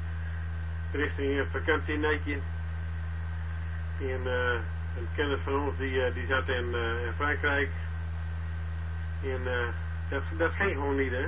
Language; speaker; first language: Dutch; native; Dutch